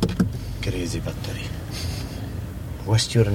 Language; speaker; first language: English; non-native, learner; Arabic